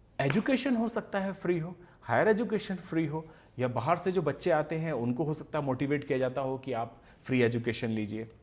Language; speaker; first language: Hindi; native; Hindi